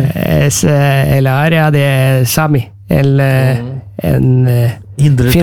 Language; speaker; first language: Spanish; non-native, learner; Norwegian